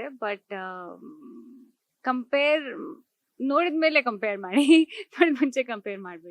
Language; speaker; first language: Kannada; non-native, local second language; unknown